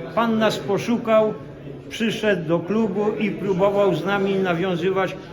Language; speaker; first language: Polish; native; Polish